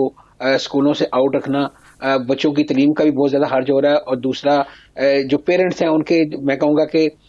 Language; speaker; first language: Urdu; native; Urdu